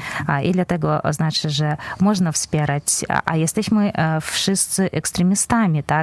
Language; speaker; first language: Polish; non-native, fluent; Belarusian